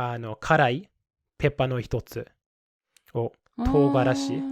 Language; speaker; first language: Japanese; non-native, fluent; English